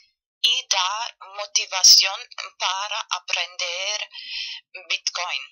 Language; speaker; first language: Spanish; non-native, fluent; German